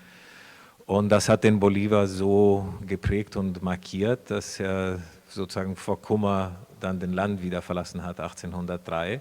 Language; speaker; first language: German; non-native, fluent; Spanish